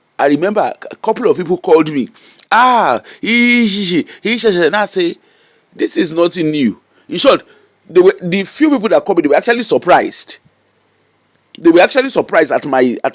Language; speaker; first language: Nigerian Pidgin; native; Nigerian Pidgin